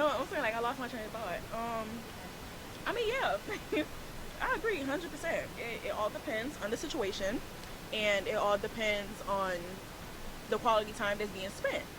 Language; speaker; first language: English; native; English